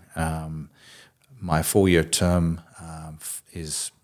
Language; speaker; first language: English; native; English